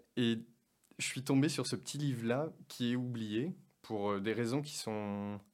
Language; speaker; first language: French; native; French